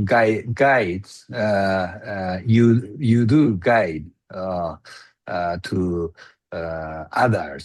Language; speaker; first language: English; non-native, learner; Japanese